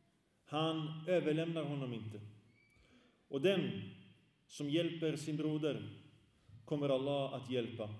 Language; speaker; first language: Swedish; early bilingual, other home language; Arabic